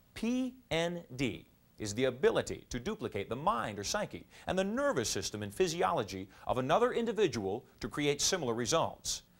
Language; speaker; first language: English; native; English